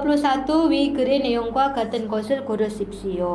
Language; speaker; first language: Korean; non-native, fluent; Indonesian